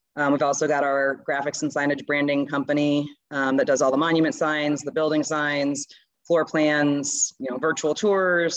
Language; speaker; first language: English; native; English